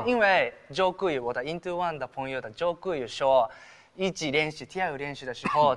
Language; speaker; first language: Chinese; non-native, learner; Japanese